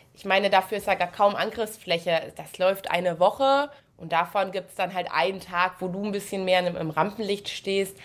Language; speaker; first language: German; native; German